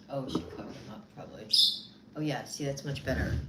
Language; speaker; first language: English; native; English